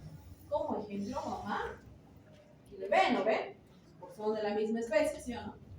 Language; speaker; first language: Spanish; native; Spanish